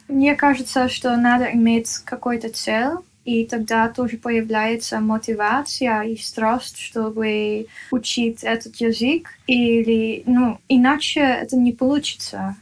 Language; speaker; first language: Russian; non-native, fluent; Dutch